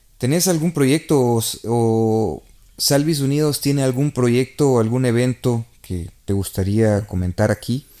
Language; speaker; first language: Spanish; native; Spanish